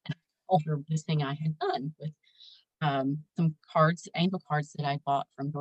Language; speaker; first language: English; native; English